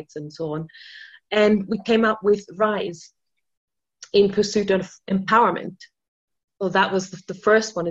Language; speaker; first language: English; non-native, fluent; German